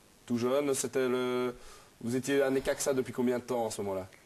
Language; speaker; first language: French; native; French